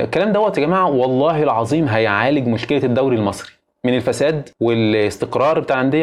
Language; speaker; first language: Arabic; native; Arabic